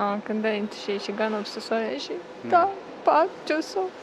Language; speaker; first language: Korean; non-native, learner; Ukrainian